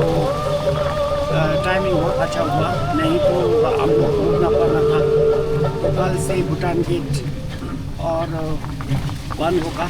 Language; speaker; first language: Hindi; non-native, fluent; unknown